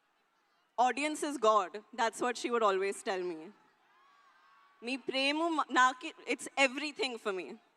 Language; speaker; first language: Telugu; non-native, learner; Hindi